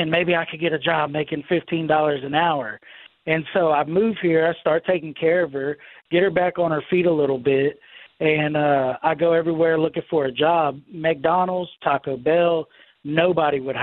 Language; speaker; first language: English; native; English